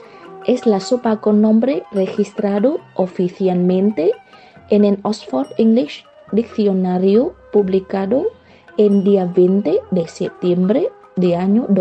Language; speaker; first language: Spanish; non-native, fluent; Vietnamese